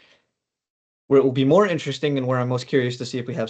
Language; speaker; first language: English; native; English